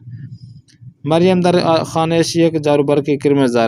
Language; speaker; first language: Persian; non-native, fluent; Urdu